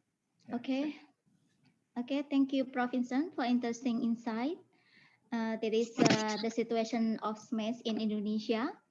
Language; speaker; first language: English; non-native, fluent; Indonesian